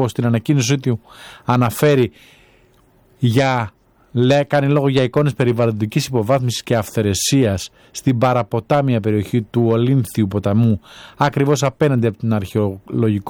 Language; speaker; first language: Greek; native; Greek